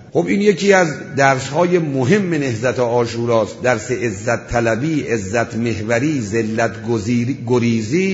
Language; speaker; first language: Persian; native; Persian